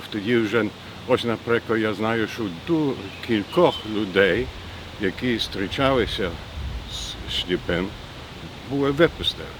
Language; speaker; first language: Ukrainian; early bilingual, heritage; Ukrainian